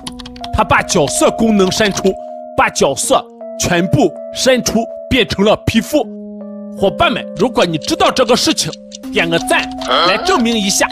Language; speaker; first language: Chinese; native; Chinese